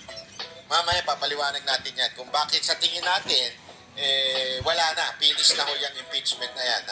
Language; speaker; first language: Filipino; non-native, local second language; Cebuano